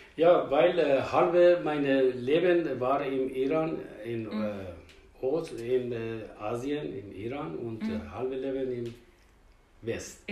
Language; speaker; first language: German; non-native, fluent; Persian